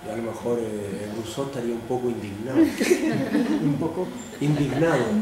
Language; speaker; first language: Spanish; native; Spanish